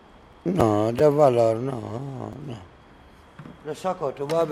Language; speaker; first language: Spanish; non-native, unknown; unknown